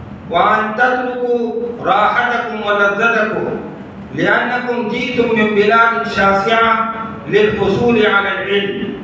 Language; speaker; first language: Arabic; non-native, fluent; Urdu